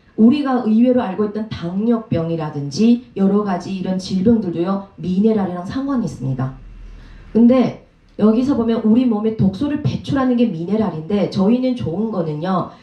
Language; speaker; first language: Korean; native; Korean